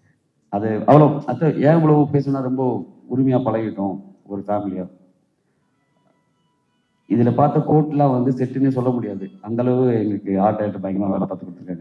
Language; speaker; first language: Tamil; native; Tamil